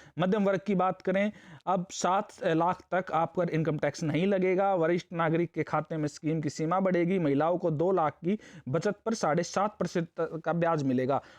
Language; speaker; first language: Hindi; native; Hindi